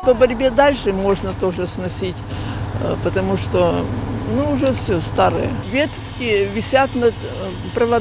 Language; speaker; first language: Russian; native; Russian